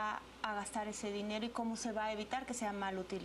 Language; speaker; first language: Spanish; native; Spanish